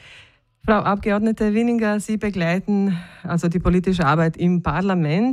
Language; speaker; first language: German; native; German